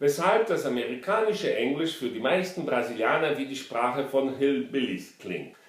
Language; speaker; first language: German; non-native, fluent; Portuguese